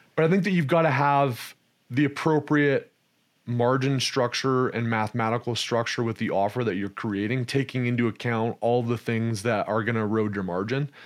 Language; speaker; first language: English; native; English